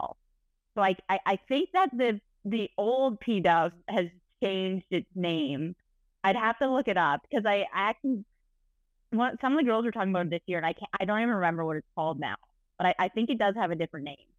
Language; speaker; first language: English; native; English